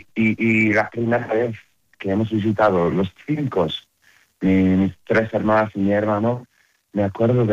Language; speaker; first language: Spanish; non-native, learner; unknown